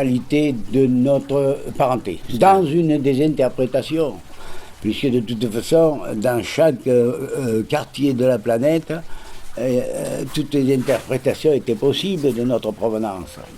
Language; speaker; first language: French; non-native, fluent; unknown